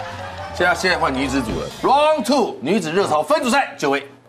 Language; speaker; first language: Chinese; native; Chinese